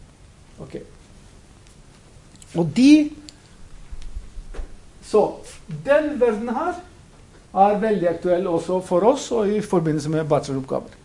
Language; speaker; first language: Norwegian; non-native, fluent; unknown